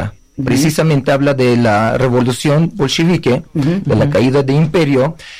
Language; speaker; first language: Spanish; non-native, fluent; Uzbek